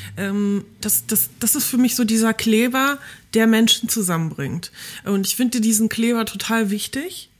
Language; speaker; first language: German; early bilingual, other home language; Polish